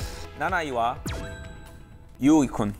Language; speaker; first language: Japanese; non-native, fluent; Korean